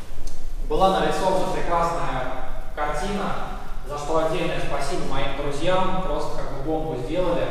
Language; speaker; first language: Russian; native; Russian